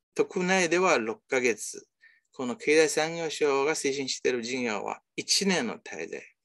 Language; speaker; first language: Japanese; non-native, fluent; Chinese